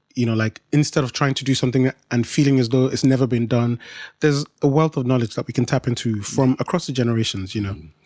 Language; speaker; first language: English; non-native, local second language; Yoruba